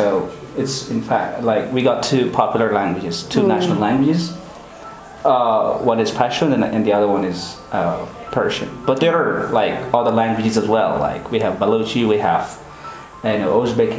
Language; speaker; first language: English; non-native, local second language; Persian